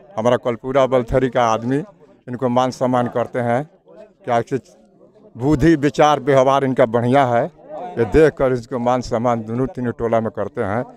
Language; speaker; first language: Hindi; native; Hindi